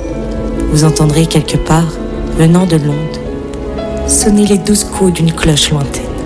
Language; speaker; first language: French; native; French